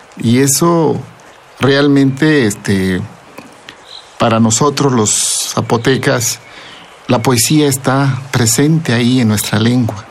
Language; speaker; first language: Spanish; non-native, local second language; Zapotec